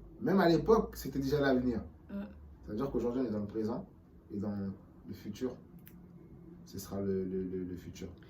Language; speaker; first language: French; native; French